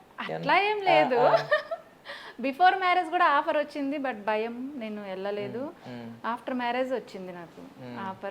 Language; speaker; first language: Telugu; native; Telugu